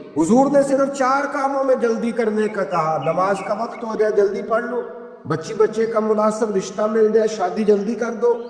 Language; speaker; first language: Urdu; non-native, local second language; Punjabi